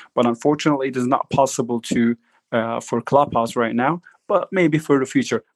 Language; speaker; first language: English; non-native, fluent; Turkish